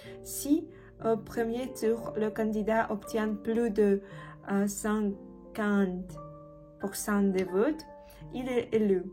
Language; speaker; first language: French; non-native, learner; Russian